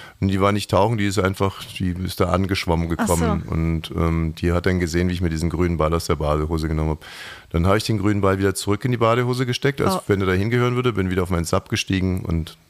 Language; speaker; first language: German; native; German